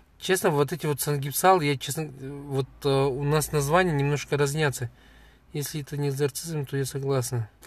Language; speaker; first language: Russian; native; Russian